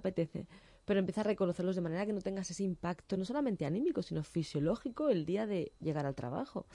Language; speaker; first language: Spanish; native; Spanish